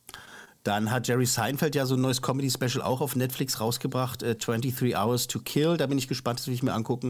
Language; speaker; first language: German; native; German